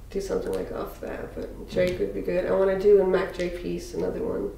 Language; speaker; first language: English; native; English